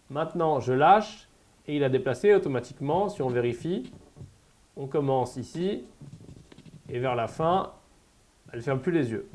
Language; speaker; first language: French; native; French